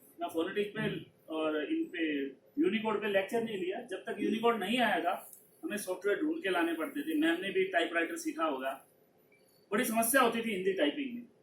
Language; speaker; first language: Hindi; non-native, local second language; Punjabi